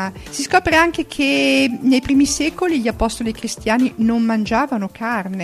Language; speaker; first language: Italian; native; Italian